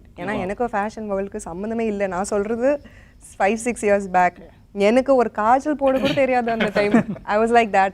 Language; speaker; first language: Tamil; non-native, local second language; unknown